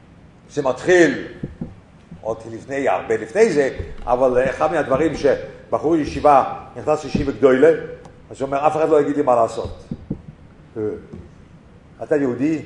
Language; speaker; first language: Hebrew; non-native, fluent; English